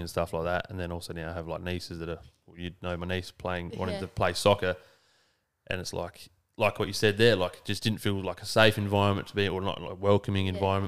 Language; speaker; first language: English; native; English